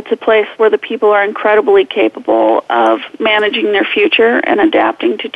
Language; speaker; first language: English; native; English